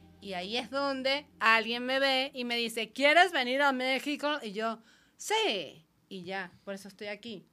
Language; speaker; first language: Spanish; native; Spanish